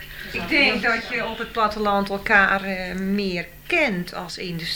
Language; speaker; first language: Dutch; native; Dutch